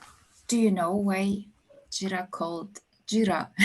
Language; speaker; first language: English; non-native, learner; Russian